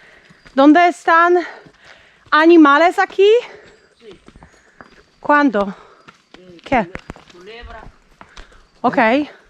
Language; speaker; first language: Spanish; non-native, learner; Polish